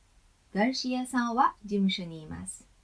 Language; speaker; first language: Japanese; non-native, fluent; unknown